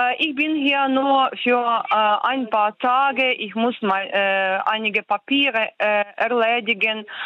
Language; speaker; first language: German; non-native, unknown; Ukrainian